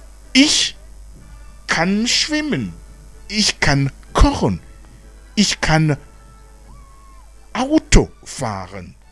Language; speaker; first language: German; non-native, fluent; Rundi